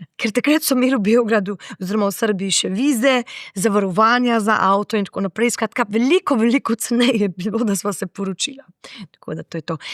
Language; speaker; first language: Slovenian; native; Slovenian